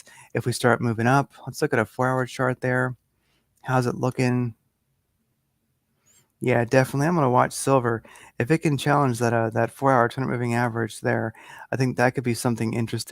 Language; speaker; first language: English; native; English